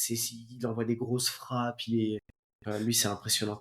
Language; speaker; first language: French; native; French